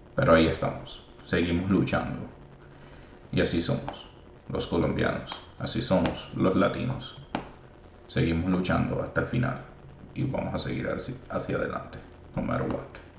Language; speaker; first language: Spanish; early bilingual, heritage; Spanish